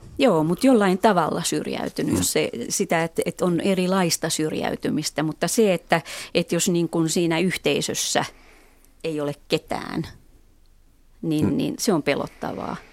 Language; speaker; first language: Finnish; native; Finnish